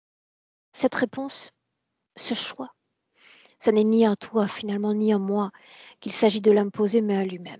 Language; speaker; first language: French; native; French